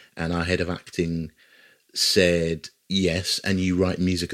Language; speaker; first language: English; native; English